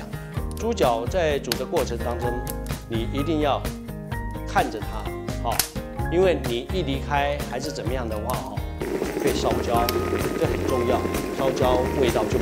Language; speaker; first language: Chinese; non-native, local second language; Hakka Chinese